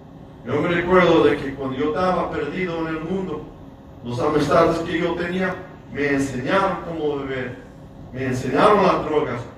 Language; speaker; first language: Spanish; early bilingual, heritage; English